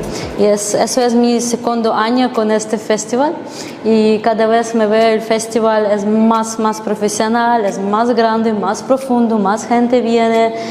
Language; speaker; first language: Spanish; non-native, fluent; Ukrainian